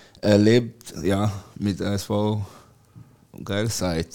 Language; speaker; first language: German; non-native, learner; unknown